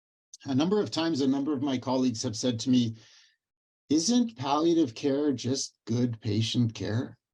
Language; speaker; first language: English; native; English